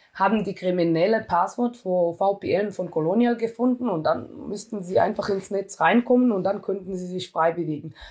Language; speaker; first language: German; non-native, fluent; Hebrew